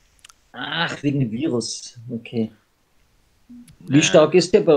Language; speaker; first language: German; native; German